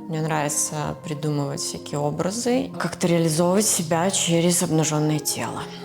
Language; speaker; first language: Russian; native; Russian